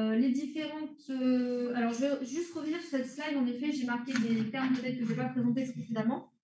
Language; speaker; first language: French; native; French